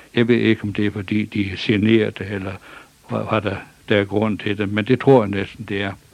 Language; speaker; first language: Danish; native; Danish